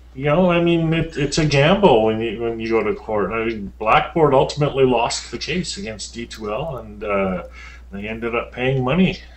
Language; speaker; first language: English; native; English